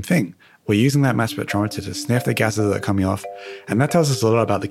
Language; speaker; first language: English; native; English